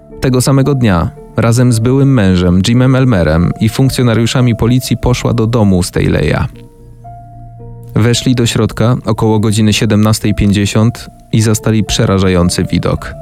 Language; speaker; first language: Polish; native; Polish